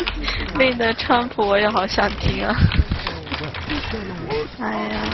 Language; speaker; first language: Chinese; native; Chinese